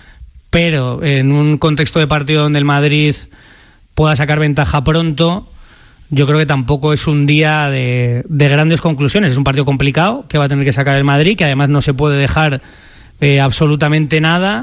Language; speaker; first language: Spanish; native; Spanish